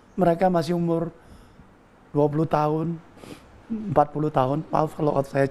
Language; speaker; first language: Indonesian; native; Indonesian